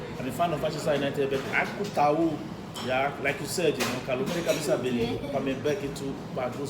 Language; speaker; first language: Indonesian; non-native, fluent; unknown